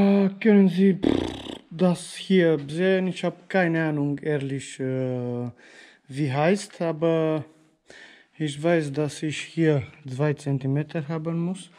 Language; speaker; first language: German; non-native, learner; Romanian